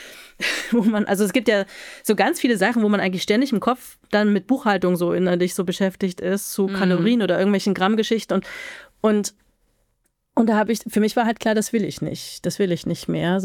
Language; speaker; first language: German; native; German